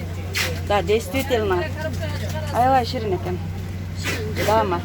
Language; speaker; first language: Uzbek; non-native, local second language; Kyrgyz